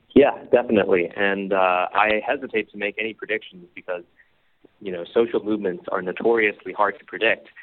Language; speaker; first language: English; non-native, local second language; Cantonese